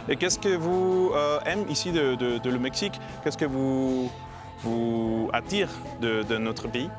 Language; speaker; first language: French; non-native, learner; Spanish